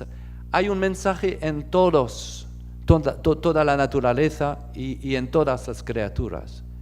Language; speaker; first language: Spanish; non-native, fluent; French